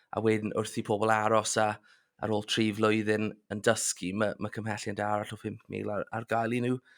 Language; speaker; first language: Welsh; non-native, local second language; English